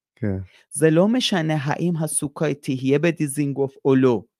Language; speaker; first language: Hebrew; non-native, fluent; Persian